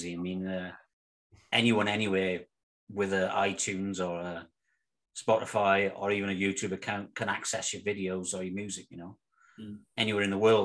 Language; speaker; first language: English; native; English